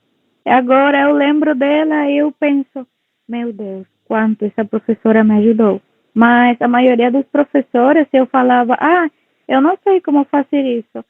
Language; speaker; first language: Portuguese; non-native, local second language; Spanish